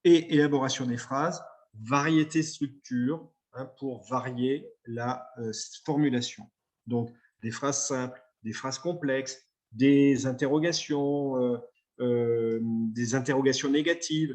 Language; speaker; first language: French; native; French